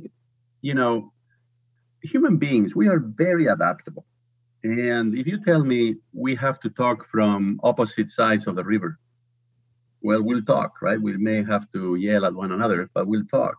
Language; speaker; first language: English; non-native, fluent; Spanish